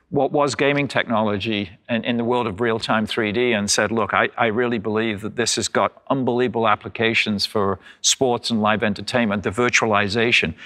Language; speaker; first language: English; native; English